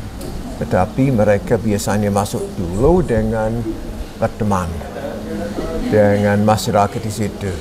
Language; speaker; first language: Indonesian; non-native, fluent; English